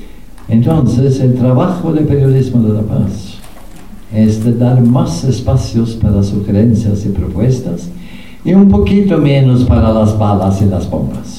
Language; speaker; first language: Spanish; non-native, fluent; Norwegian